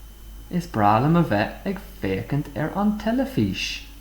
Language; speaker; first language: Irish; non-native, local second language; English